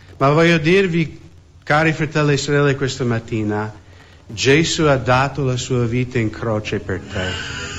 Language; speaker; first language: Italian; non-native, fluent; English